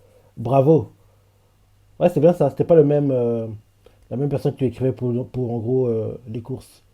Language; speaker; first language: French; native; French